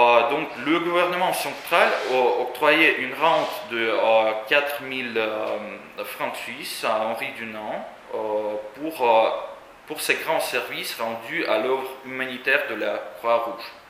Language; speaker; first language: French; non-native, fluent; Russian